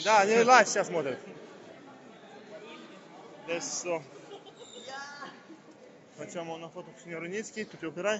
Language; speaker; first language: Russian; non-native, fluent; Italian